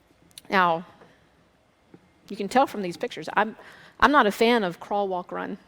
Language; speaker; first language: English; native; English